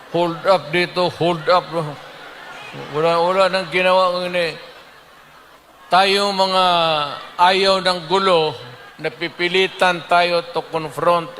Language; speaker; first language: Filipino; non-native, local second language; Cebuano